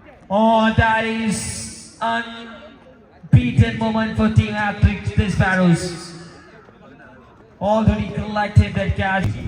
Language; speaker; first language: English; non-native, local second language; Malayalam